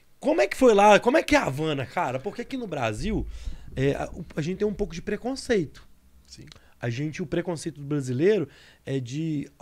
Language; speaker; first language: Portuguese; native; Portuguese